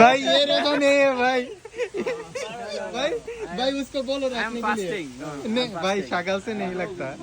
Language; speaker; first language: Hindi; non-native, learner; Bangla